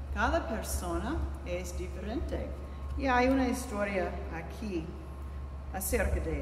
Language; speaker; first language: Spanish; non-native, fluent; English